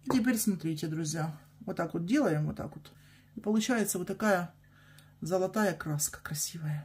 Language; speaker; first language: Russian; native; Russian